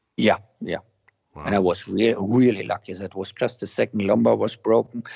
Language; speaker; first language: English; non-native, fluent; German